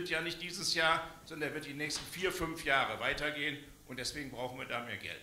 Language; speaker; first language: German; native; German